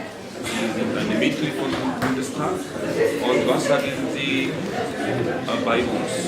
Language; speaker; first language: German; non-native, learner; Georgian